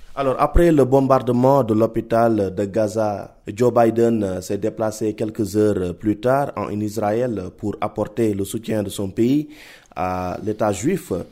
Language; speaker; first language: French; non-native, local second language; Wolof